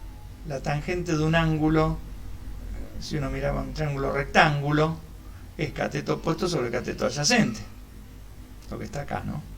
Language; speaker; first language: Spanish; native; Spanish